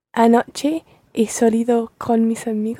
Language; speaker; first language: Spanish; non-native, learner; English